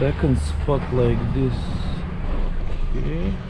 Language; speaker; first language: English; non-native, learner; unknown